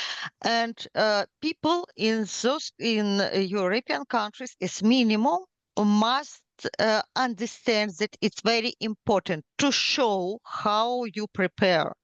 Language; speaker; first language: English; non-native, learner; Ukrainian